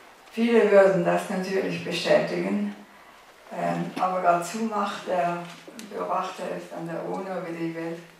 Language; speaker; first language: German; native; German